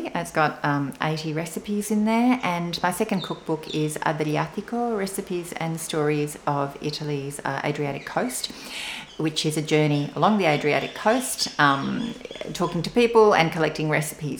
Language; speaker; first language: English; non-native, local second language; Venetian